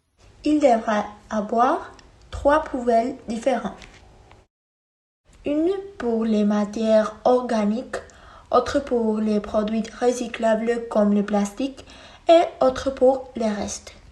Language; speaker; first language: French; non-native, learner; Spanish